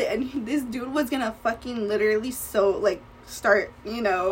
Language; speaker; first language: English; early bilingual, other home language; Spanish